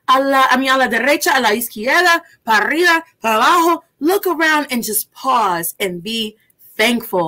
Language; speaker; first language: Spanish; early bilingual, heritage; Spanish